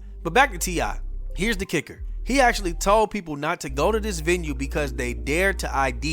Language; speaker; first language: English; native; English